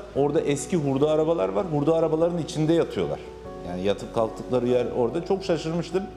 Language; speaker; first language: Turkish; native; Turkish